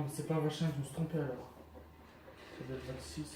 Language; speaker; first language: French; native; French